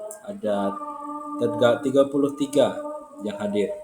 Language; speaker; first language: Indonesian; native; Indonesian